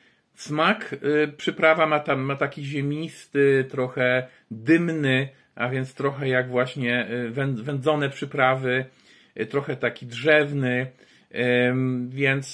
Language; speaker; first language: Polish; native; Polish